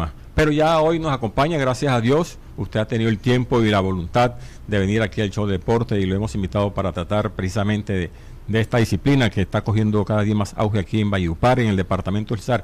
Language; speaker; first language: Spanish; native; Spanish